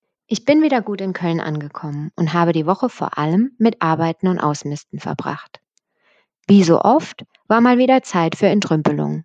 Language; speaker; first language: German; native; German